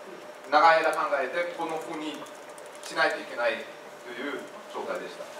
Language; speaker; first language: Japanese; non-native, fluent; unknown